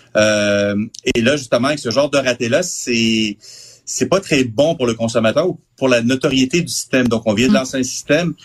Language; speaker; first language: French; native; French